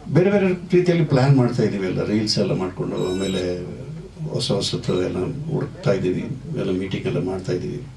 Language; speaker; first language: Kannada; non-native, local second language; Tulu